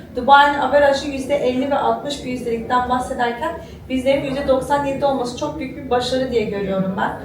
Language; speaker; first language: Turkish; early bilingual, heritage; Turkish